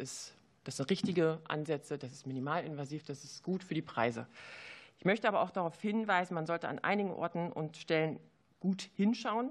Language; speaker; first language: German; native; German